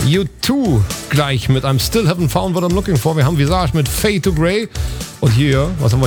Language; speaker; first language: German; native; German